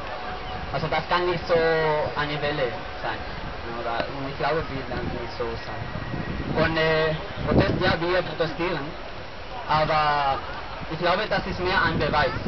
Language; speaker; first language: German; non-native, learner; Spanish